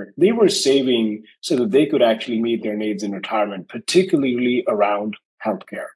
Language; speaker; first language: English; non-native, local second language; Hindi